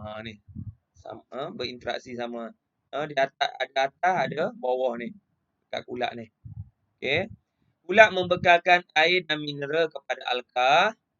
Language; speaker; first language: Malay; native; Malay